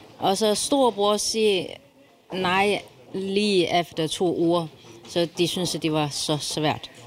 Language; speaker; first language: Danish; non-native, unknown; Chinese